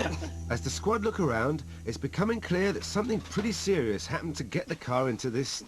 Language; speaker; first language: English; native; English